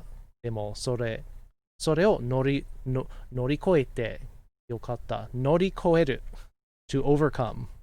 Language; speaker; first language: Japanese; non-native, fluent; English